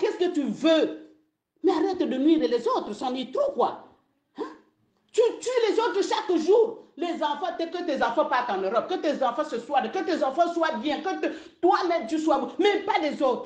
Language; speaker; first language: French; non-native, local second language; Lingala